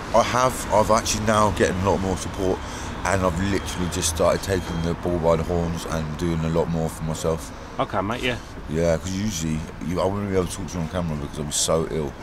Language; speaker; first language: English; native; English